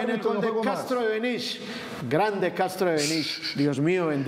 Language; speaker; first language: Spanish; native; Spanish